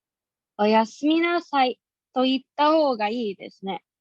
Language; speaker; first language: Japanese; non-native, learner; English